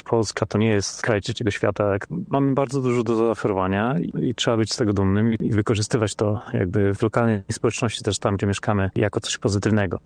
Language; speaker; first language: Polish; native; Polish